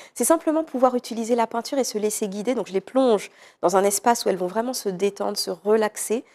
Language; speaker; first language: French; native; French